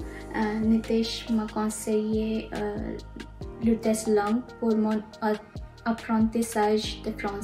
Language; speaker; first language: French; non-native, learner; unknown